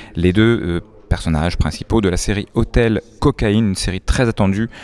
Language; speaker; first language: French; native; French